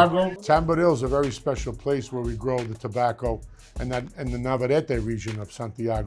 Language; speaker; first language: English; native; English